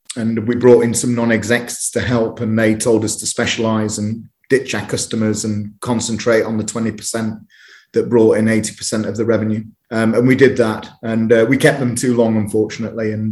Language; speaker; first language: English; native; English